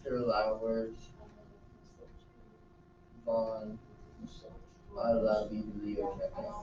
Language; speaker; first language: Spanish; non-native, learner; English